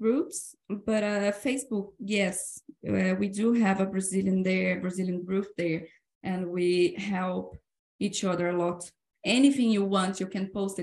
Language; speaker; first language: English; non-native, fluent; Portuguese